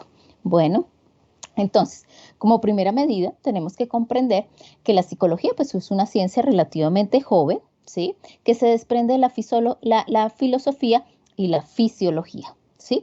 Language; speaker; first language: Spanish; native; Spanish